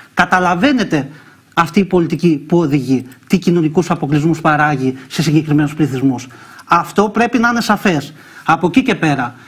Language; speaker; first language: Greek; early bilingual, other home language; Albanian